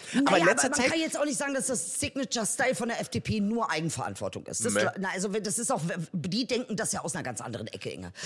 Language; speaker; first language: German; native; German